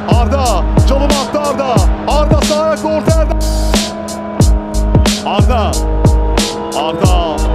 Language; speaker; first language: Turkish; native; Turkish